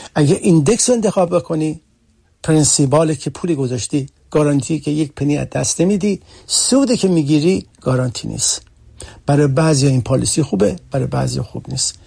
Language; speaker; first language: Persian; early bilingual, heritage; Persian